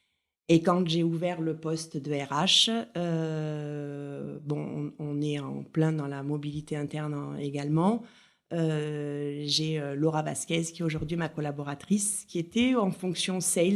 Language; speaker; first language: French; native; French